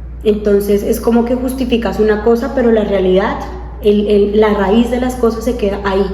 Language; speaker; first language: Spanish; native; Spanish